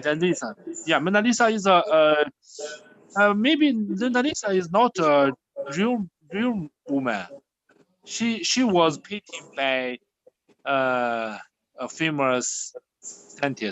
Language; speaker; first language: English; non-native, learner; Chinese